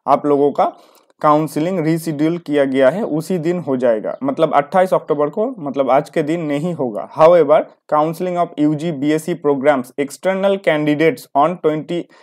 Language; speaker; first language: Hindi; non-native, local second language; Bangla